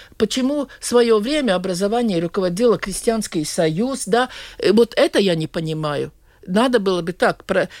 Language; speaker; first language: Russian; non-native, local second language; Latvian